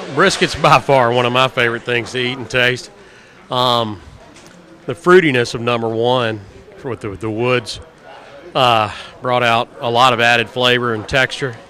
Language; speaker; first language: English; native; English